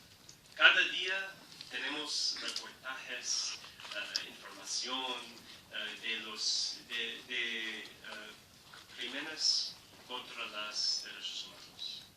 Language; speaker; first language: Spanish; non-native, learner; English